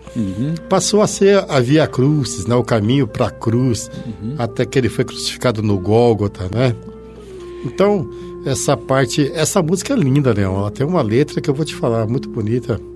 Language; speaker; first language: Portuguese; native; Portuguese